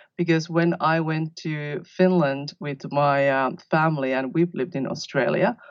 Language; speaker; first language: English; non-native, fluent; Finnish